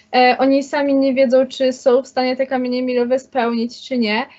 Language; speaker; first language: Polish; native; Polish